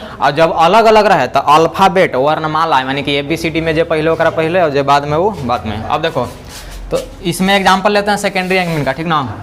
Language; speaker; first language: Hindi; native; Hindi